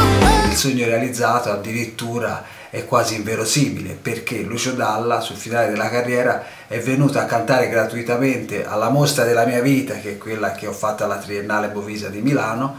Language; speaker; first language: Italian; native; Italian